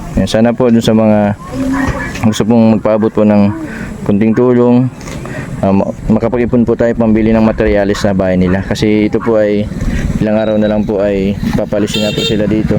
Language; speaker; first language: Filipino; native; Filipino